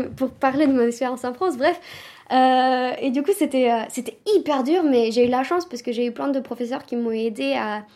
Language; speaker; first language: French; early bilingual, other home language; Romanian